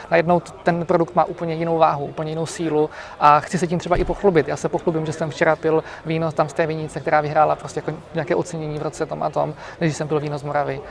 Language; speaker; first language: Czech; native; Czech